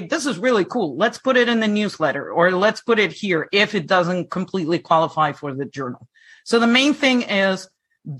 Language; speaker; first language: English; non-native, fluent; Spanish